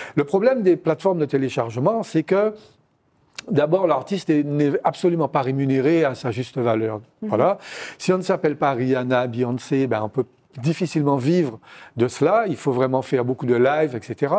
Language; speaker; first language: French; native; French